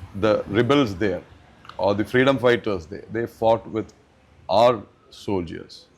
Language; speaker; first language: English; non-native, local second language; Malayalam